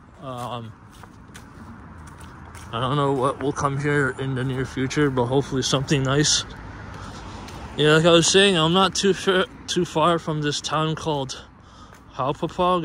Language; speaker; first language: English; native; English